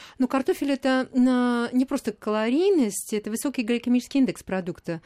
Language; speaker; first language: Russian; native; Russian